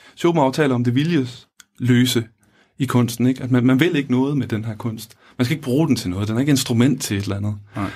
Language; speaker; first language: Danish; native; Danish